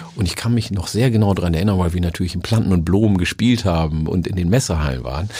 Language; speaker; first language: German; early bilingual, other home language; Oromo